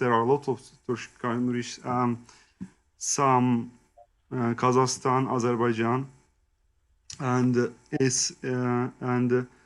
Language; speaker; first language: English; non-native, learner; Turkish